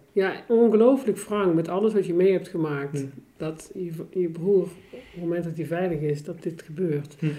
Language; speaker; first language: Dutch; native; Dutch